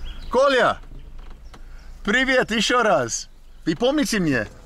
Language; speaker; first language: Russian; non-native, learner; English